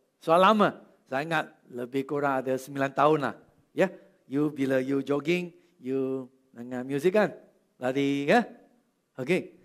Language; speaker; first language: Malay; non-native, local second language; Chinese